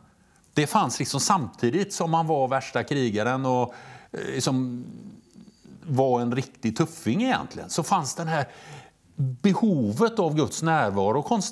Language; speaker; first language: Swedish; native; Swedish